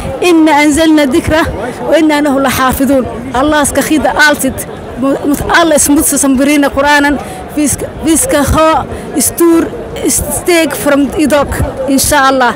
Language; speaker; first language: Swedish; non-native, learner; Arabic